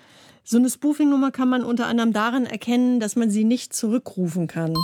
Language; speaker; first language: German; native; German